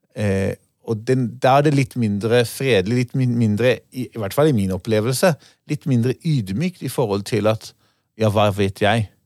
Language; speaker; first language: Norwegian; non-native, fluent; Hebrew